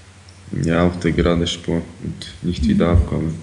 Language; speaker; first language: German; early bilingual, other home language; Ukrainian